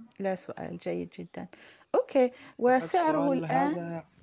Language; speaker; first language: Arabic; non-native, fluent; English